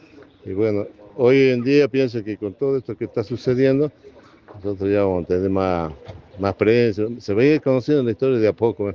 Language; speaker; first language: Spanish; native; Spanish